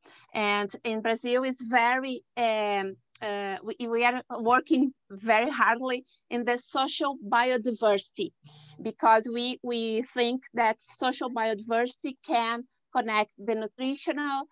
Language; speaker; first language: English; non-native, learner; Portuguese